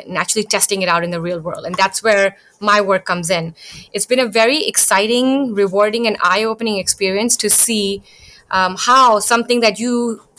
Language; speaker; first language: English; early bilingual, other home language; Thai